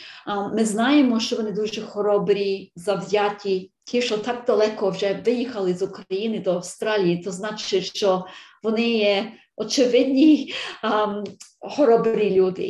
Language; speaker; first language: Ukrainian; early bilingual, heritage; Ukrainian